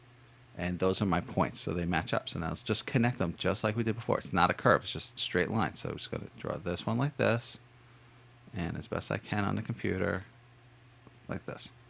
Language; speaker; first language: English; native; English